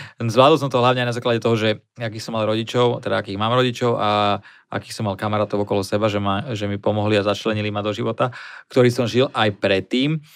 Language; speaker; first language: Slovak; native; Slovak